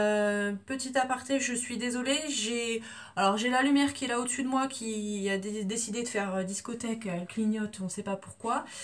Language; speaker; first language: French; native; French